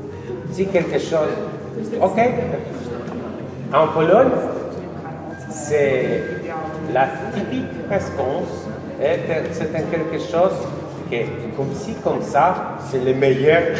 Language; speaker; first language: French; non-native, learner; Polish